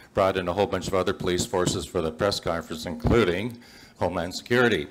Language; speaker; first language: English; native; English